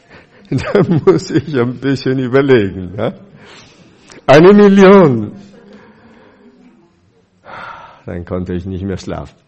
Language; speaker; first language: German; non-native, fluent; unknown